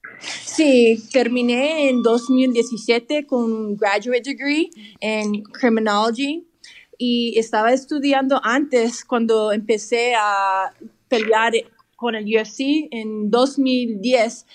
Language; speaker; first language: Spanish; early bilingual, heritage; English